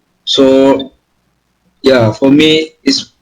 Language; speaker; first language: English; non-native, learner; Malay